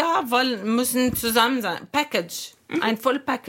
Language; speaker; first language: German; non-native, fluent; Arabic